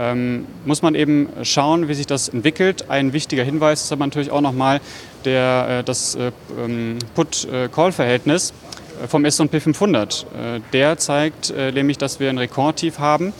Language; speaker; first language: German; native; German